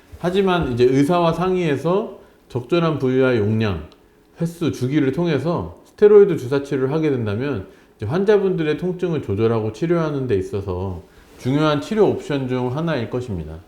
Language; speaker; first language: Korean; native; Korean